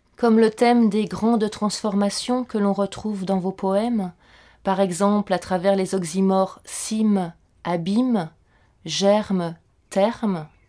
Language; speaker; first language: French; native; French